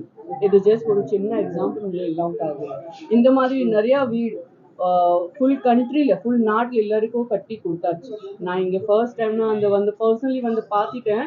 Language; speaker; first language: Tamil; non-native, learner; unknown